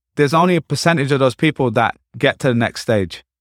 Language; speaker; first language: English; native; English